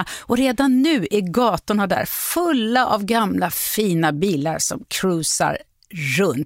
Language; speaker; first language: Swedish; native; Swedish